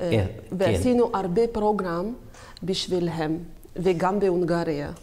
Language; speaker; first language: Hebrew; non-native, learner; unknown